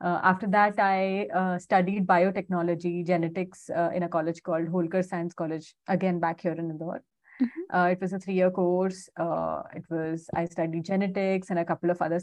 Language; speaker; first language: English; non-native, local second language; Hindi